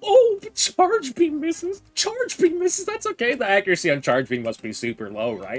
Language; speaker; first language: English; native; English